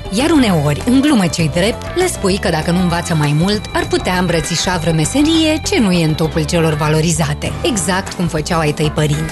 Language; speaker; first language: Romanian; native; Romanian